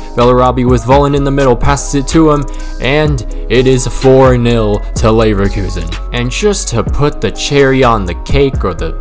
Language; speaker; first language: English; native; English